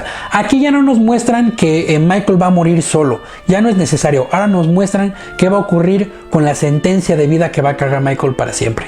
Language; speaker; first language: Spanish; native; Spanish